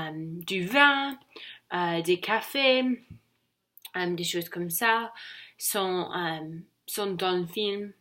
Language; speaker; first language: French; non-native, learner; English